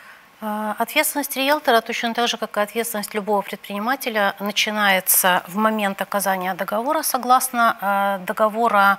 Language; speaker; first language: Russian; native; Russian